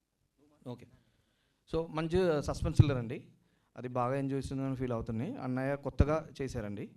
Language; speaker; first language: Telugu; non-native, learner; Malayalam